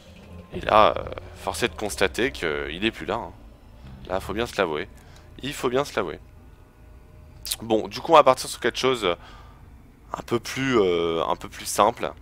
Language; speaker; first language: French; native; French